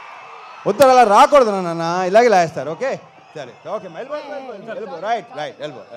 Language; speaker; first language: Telugu; native; Telugu